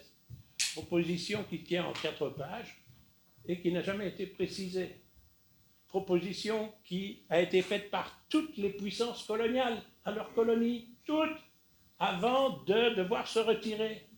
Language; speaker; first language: French; native; French